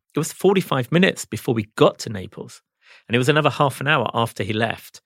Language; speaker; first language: English; native; English